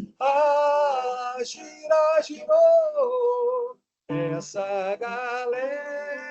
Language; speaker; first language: Portuguese; native; Portuguese